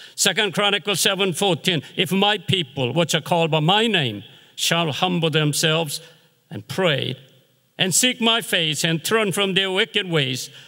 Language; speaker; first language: English; non-native, fluent; Korean